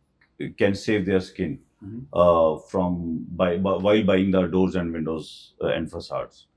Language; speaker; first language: English; non-native, local second language; Hindi